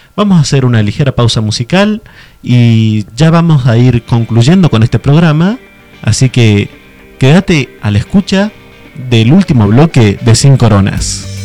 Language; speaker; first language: Spanish; native; Spanish